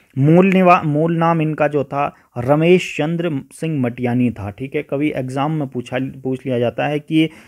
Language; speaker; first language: Hindi; native; Hindi